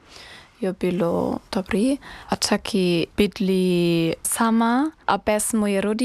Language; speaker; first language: Czech; non-native, learner; German